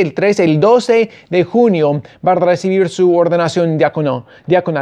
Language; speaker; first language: Spanish; non-native, fluent; English